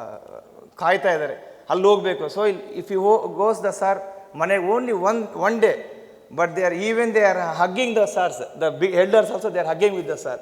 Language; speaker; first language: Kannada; non-native, local second language; Telugu